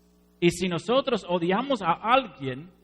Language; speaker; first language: Spanish; non-native, fluent; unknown